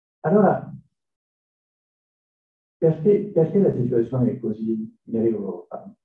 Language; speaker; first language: Italian; non-native, learner; French